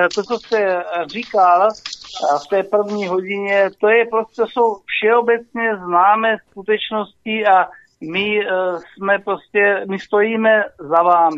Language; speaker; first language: Czech; native; Czech